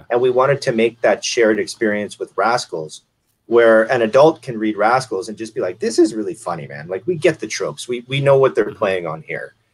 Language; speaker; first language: English; native; English